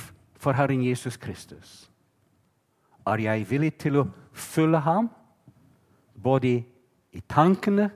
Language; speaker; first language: Swedish; non-native, fluent; English